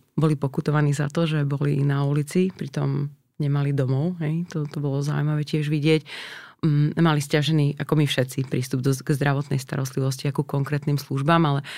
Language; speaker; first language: Slovak; native; Slovak